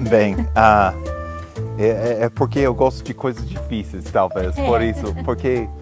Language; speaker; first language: Portuguese; non-native, fluent; English